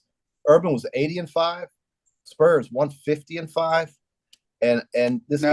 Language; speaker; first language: English; native; English